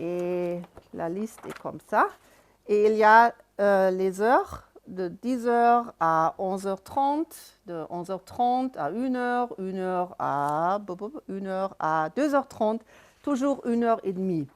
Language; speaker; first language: French; non-native, fluent; German